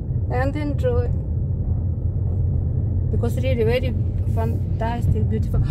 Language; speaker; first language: English; non-native, learner; Russian